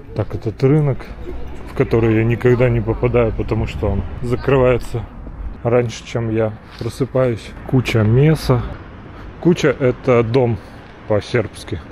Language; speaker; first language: Russian; native; Russian